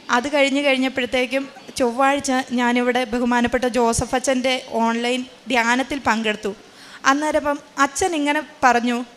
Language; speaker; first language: Malayalam; native; Malayalam